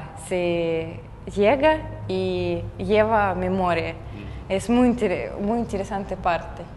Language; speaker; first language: Portuguese; non-native, learner; Russian